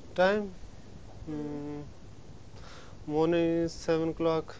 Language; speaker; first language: English; non-native, learner; Punjabi